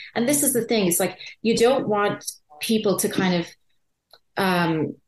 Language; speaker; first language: English; native; English